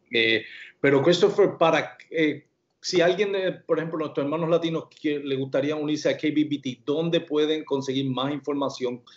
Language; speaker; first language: Spanish; native; Spanish